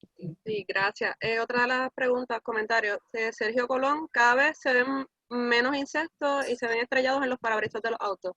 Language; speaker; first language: Spanish; native; Spanish